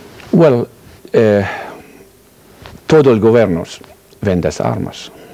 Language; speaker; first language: Spanish; non-native, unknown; Arabic